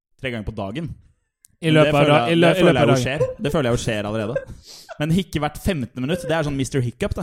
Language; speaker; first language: Norwegian; native; Norwegian